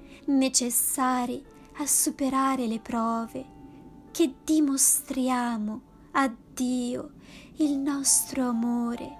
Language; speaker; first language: Italian; native; Italian